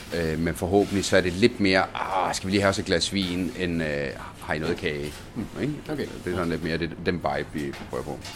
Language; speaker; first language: Danish; early bilingual, other home language; Italian